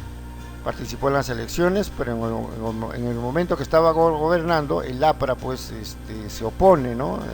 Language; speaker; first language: Spanish; native; Spanish